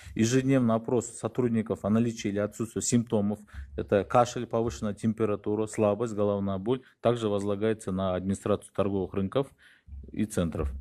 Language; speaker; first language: Russian; non-native, local second language; Kyrgyz